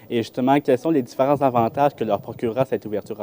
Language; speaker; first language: French; native; French